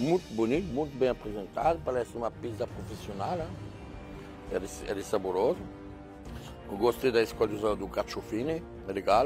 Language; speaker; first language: Portuguese; non-native, fluent; French